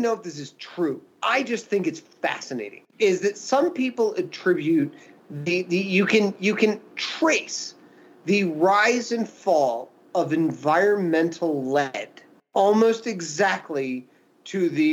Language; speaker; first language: English; native; English